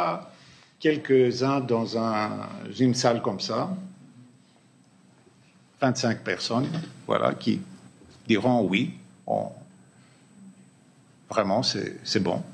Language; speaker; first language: French; non-native, fluent; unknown